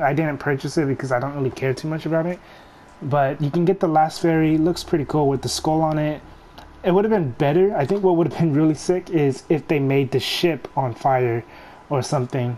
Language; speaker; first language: English; native; English